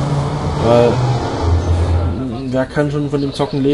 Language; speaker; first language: German; native; German